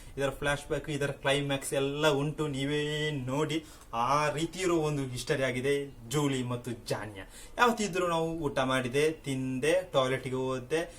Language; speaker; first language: Kannada; native; Kannada